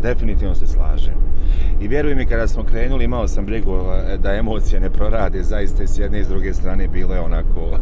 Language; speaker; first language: Bosnian; native; Bosnian